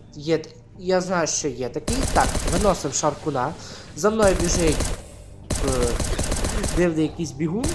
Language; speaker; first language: Ukrainian; non-native, local second language; Russian